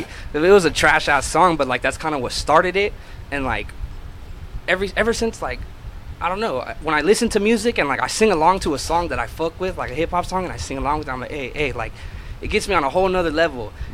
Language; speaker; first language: English; native; English